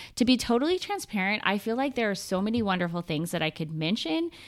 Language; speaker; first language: English; native; English